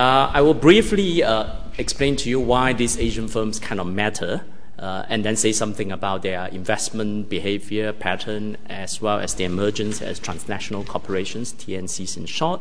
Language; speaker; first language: English; non-native, local second language; Cantonese